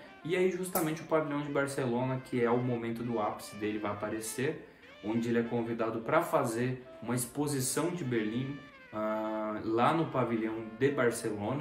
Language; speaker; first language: Portuguese; native; Portuguese